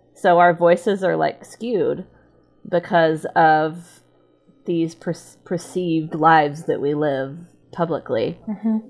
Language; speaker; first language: English; native; English